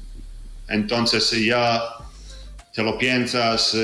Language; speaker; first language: Spanish; non-native, fluent; Italian